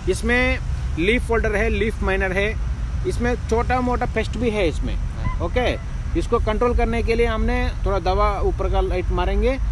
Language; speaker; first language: Hindi; non-native, local second language; Telugu